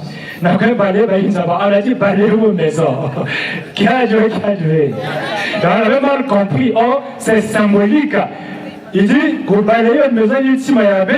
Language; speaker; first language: French; non-native, local second language; Lingala